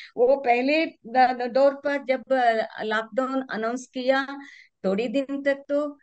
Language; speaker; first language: Hindi; non-native, local second language; Kannada